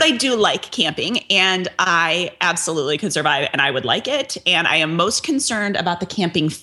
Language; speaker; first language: English; native; English